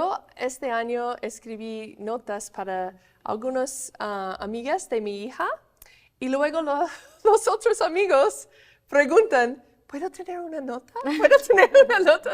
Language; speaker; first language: Spanish; non-native, fluent; English